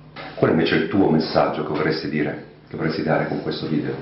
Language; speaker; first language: Italian; native; Italian